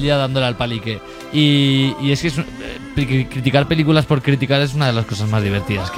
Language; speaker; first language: Spanish; native; Spanish